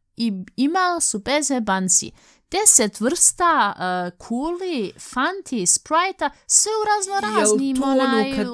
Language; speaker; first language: Bosnian; early bilingual, heritage; Bosnian